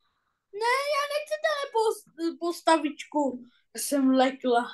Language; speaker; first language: Czech; non-native, learner; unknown